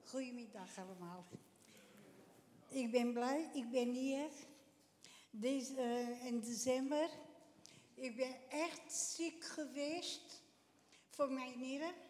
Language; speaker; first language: Dutch; non-native, local second language; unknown